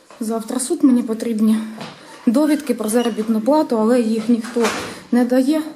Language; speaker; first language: Ukrainian; native; Ukrainian